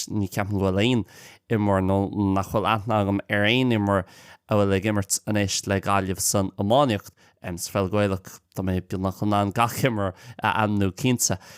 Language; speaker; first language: Irish; native; Irish